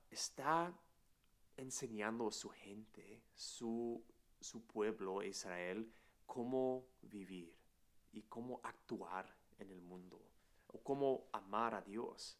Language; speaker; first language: Spanish; non-native, fluent; English